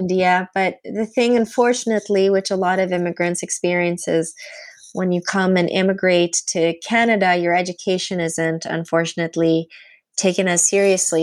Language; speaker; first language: English; non-native, fluent; Punjabi